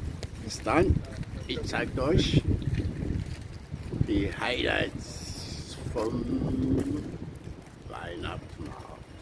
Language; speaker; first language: German; non-native, learner; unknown